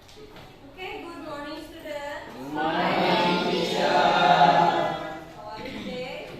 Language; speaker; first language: English; non-native, fluent; Indonesian